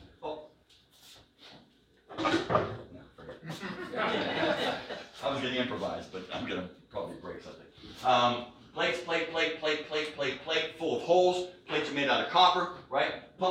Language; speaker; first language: English; native; English